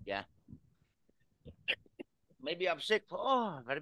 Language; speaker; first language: English; non-native, fluent; Vietnamese